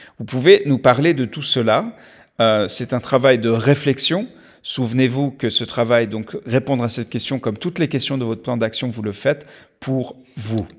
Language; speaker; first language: French; native; French